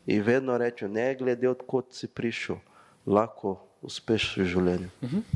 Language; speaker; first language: Slovenian; non-native, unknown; Portuguese